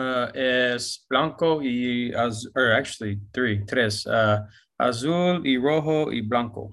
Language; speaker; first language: Spanish; non-native, learner; English